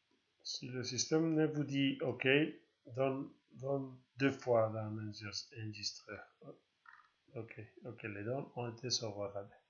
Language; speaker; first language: French; non-native, learner; Spanish